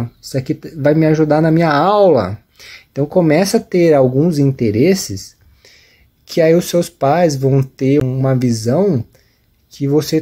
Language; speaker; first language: Portuguese; native; Portuguese